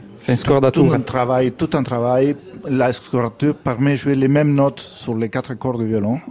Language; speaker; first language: French; non-native, fluent; Spanish